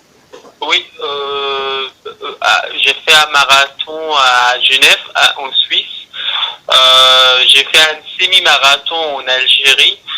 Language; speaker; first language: French; non-native, learner; Arabic